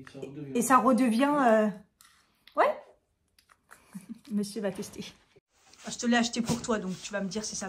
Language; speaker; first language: French; native; French